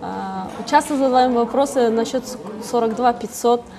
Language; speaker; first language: Russian; non-native, local second language; Kazakh